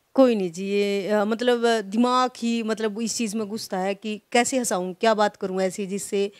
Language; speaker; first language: Hindi; non-native, local second language; Haryanvi